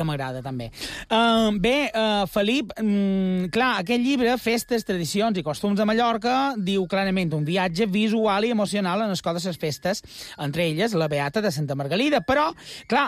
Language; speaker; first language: Catalan; native; Catalan